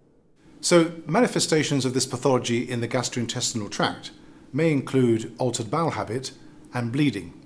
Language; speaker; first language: English; native; English